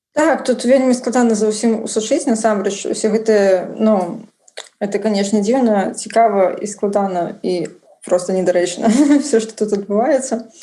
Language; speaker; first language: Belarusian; non-native, local second language; Russian